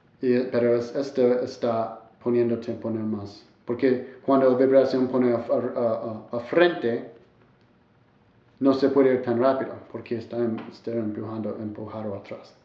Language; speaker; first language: Spanish; non-native, learner; English